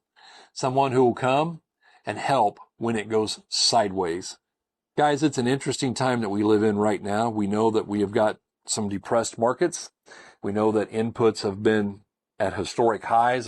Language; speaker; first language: English; native; English